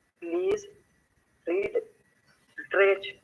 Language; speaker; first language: English; non-native, learner; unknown